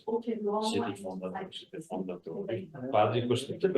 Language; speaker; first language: Italian; native; Italian